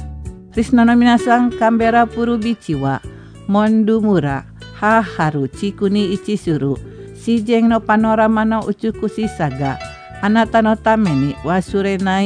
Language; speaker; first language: Japanese; non-native, fluent; Indonesian